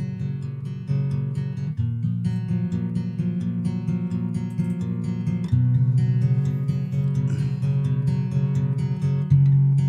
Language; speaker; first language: English; non-native, local second language; Filipino